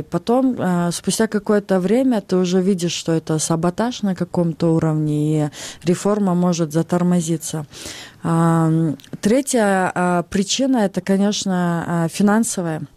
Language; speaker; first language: Russian; non-native, local second language; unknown